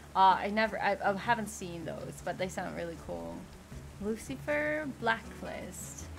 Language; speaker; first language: English; non-native, fluent; Dutch